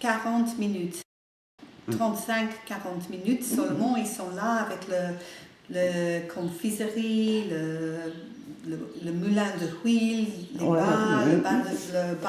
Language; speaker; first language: French; non-native, learner; English